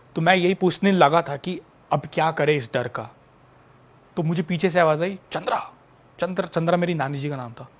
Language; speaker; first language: Hindi; native; Hindi